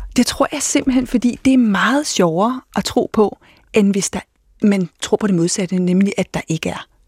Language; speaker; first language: Danish; native; Danish